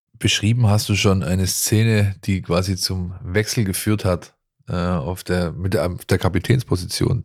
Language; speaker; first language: German; native; German